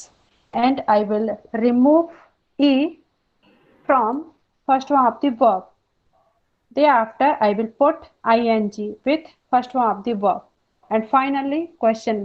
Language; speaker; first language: English; non-native, learner; Hindi